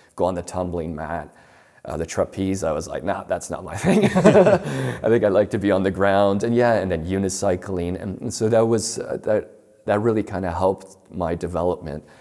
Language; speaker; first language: English; native; English